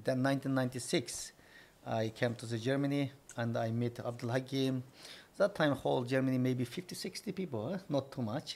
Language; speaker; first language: English; non-native, learner; Chinese